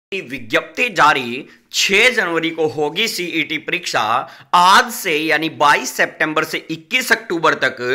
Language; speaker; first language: Hindi; native; Hindi